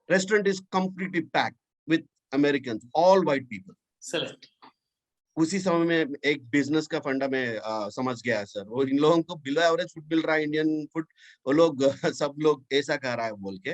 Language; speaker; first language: Hindi; non-native, local second language; Telugu